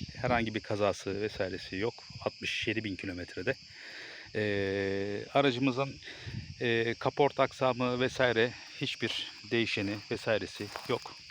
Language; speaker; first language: Turkish; native; Turkish